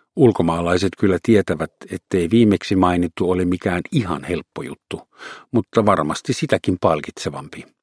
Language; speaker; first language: Finnish; non-native, fluent; German